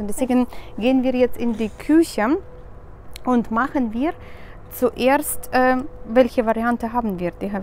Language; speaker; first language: German; non-native, fluent; Russian